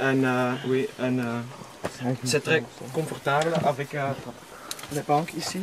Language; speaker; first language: French; non-native, local second language; Dutch